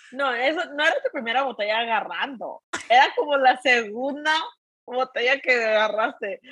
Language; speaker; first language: Spanish; early bilingual, heritage; Spanish